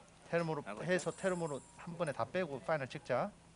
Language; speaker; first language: Korean; native; Korean